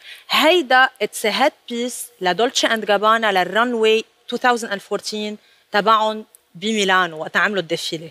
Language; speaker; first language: Arabic; native; Arabic